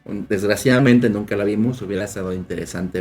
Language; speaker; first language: Spanish; native; Spanish